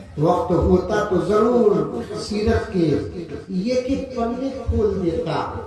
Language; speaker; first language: Urdu; native; Urdu